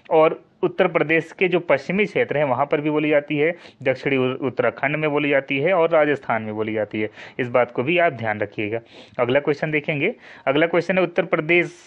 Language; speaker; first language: Hindi; native; Hindi